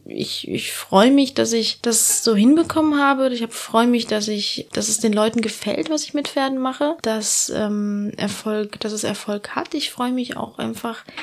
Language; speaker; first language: German; early bilingual, heritage; Spanish